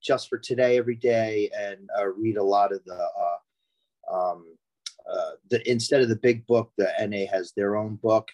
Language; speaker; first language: English; native; English